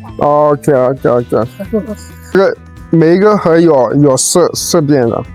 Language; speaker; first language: Chinese; non-native, fluent; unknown